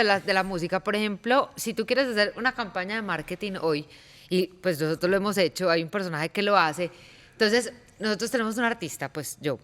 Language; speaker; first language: Spanish; native; Spanish